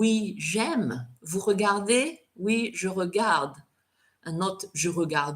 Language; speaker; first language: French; non-native, fluent; English